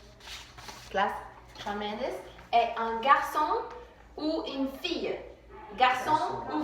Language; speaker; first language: French; non-native, fluent; English